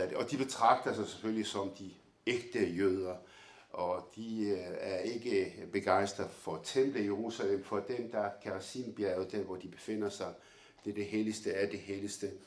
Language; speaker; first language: Danish; early bilingual, other home language; Arabic